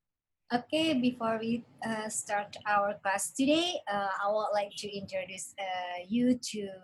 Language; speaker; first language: English; non-native, learner; Indonesian